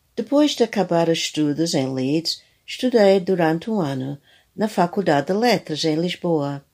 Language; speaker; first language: Portuguese; non-native, fluent; English